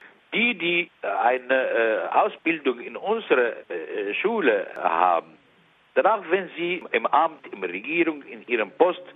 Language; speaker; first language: German; non-native, learner; Arabic